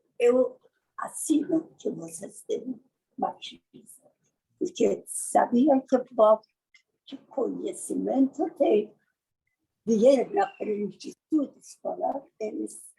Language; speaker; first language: Portuguese; non-native, learner; Persian